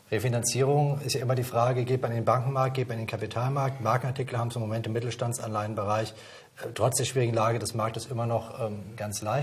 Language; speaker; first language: German; native; German